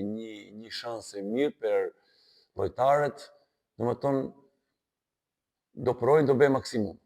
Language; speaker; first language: Albanian; non-native, learner; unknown